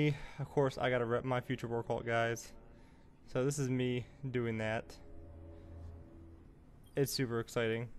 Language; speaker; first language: English; native; English